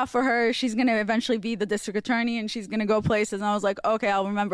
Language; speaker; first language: English; non-native, fluent; Hebrew